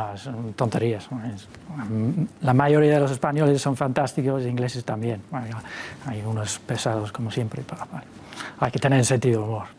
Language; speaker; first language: Spanish; non-native, fluent; English